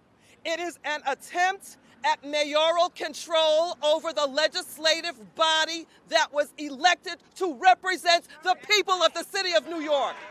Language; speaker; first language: English; native; English